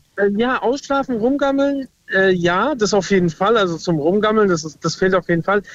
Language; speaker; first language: German; native; German